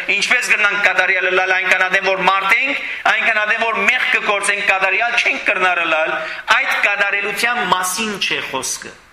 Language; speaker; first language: Armenian; early bilingual, heritage; Armenian